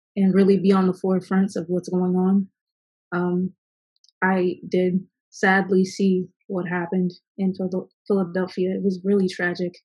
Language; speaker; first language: English; native; English